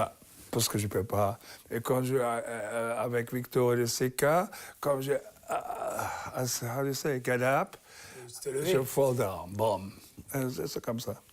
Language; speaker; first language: French; non-native, learner; German